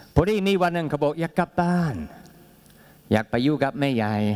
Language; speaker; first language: Thai; non-native, fluent; English